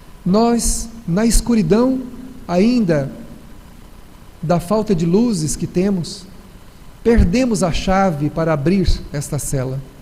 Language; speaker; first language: Portuguese; native; Portuguese